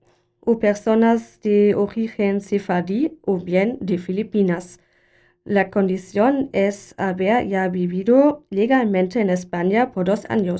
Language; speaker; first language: Spanish; non-native, learner; German